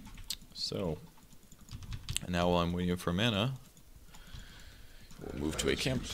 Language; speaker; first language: English; native; English